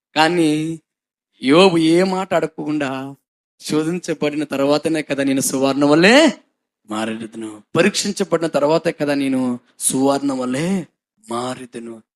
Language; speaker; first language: Telugu; non-native, local second language; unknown